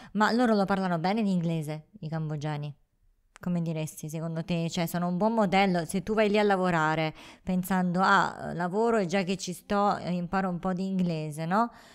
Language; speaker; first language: Italian; native; Italian